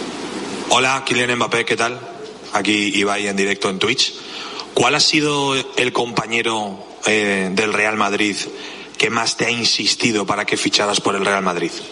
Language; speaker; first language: Spanish; native; Spanish